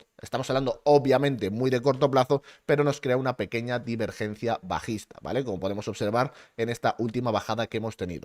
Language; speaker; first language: Spanish; native; Spanish